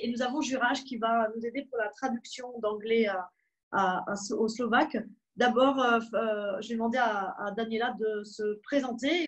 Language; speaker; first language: French; native; French